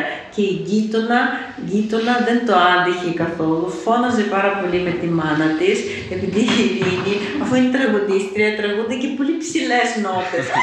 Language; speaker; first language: Greek; non-native, fluent; Ukrainian